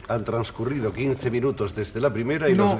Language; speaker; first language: Spanish; native; Spanish